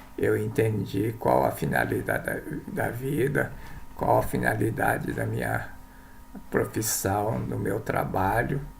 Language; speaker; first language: Portuguese; early bilingual, other home language; Japanese